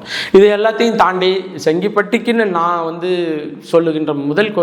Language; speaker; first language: Tamil; native; Tamil